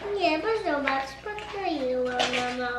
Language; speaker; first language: Polish; early bilingual, heritage; Polish